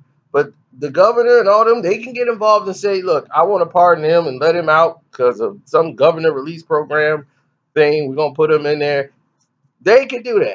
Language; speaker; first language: English; native; English